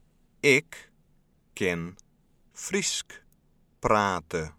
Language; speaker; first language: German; non-native, fluent; Western Frisian